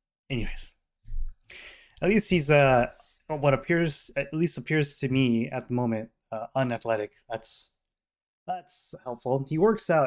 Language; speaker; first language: English; native; English